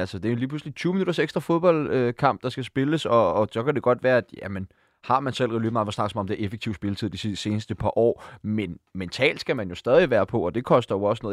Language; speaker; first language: Danish; native; Danish